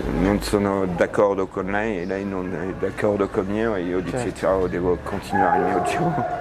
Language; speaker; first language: Italian; non-native, learner; French